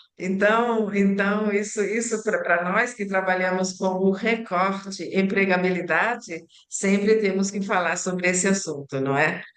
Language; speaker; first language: Portuguese; early bilingual, other home language; Italian